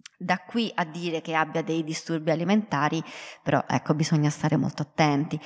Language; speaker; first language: Italian; native; Italian